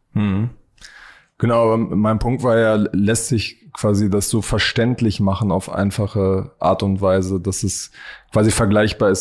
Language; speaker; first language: German; native; German